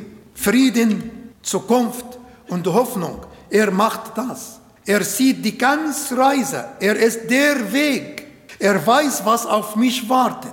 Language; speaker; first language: German; non-native, learner; Arabic